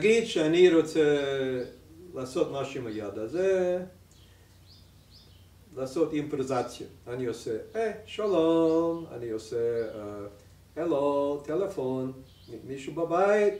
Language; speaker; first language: Hebrew; non-native, fluent; English